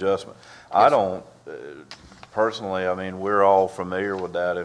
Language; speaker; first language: English; native; English